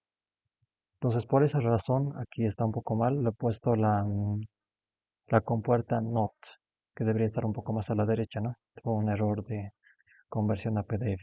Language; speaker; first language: Spanish; native; Spanish